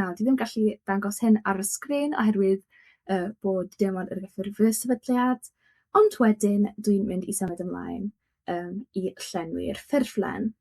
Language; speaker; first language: Welsh; non-native, local second language; English